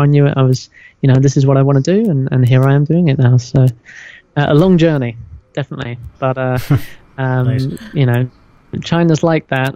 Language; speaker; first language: English; native; English